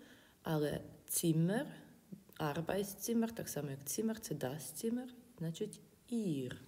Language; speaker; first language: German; non-native, fluent; Ukrainian